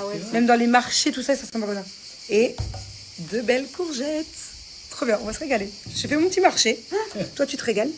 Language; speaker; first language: French; native; French